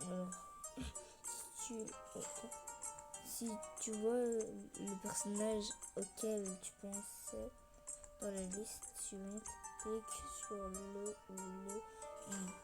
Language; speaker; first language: French; early bilingual, other home language; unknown